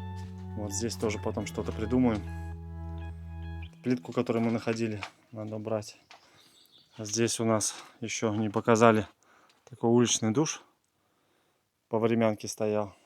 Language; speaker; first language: Russian; native; Russian